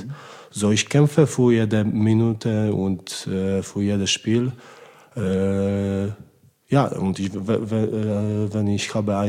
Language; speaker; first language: German; non-native, learner; Polish